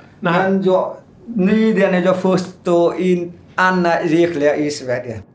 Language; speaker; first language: Swedish; non-native, learner; Vietnamese